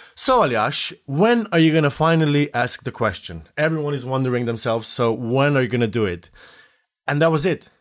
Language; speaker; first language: English; non-native, fluent; Slovenian